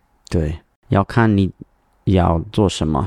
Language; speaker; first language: Chinese; non-native, learner; English